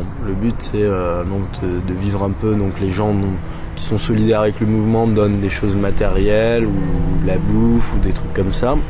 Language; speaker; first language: French; native; French